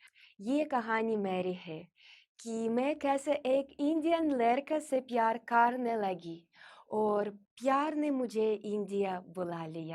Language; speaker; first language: Hindi; non-native, learner; Russian